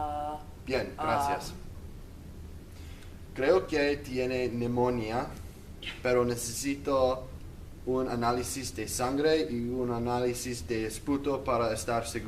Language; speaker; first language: Spanish; non-native, learner; English